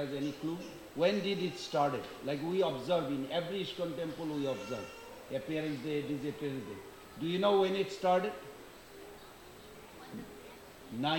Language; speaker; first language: English; non-native, local second language; Bangla